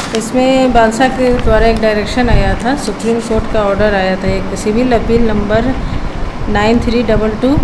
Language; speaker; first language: Hindi; native; Hindi